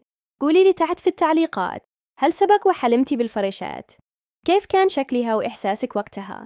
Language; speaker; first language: Arabic; native; Arabic